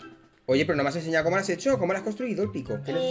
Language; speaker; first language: Spanish; native; Spanish